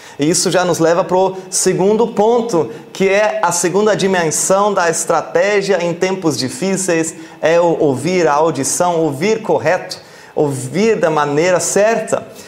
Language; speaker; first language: Portuguese; non-native, fluent; German